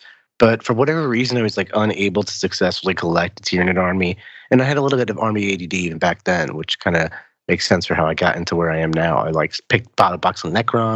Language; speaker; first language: English; native; English